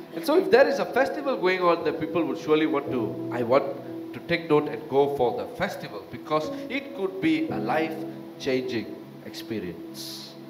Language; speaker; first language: English; non-native, local second language; Tamil